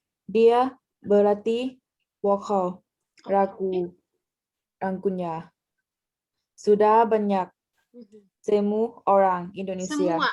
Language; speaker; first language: Indonesian; non-native, learner; Thai